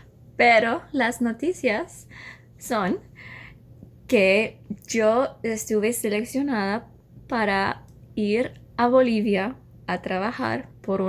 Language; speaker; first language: Spanish; non-native, learner; English